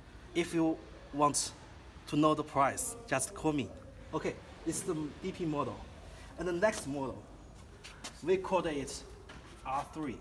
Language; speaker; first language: English; non-native, learner; Chinese